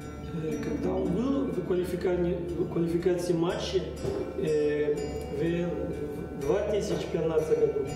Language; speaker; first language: Russian; non-native, learner; Spanish